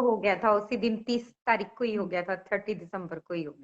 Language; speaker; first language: Hindi; native; Hindi